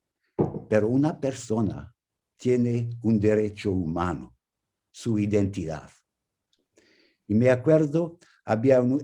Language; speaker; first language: Spanish; non-native, fluent; English